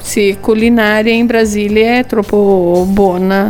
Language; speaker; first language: Italian; non-native, learner; Portuguese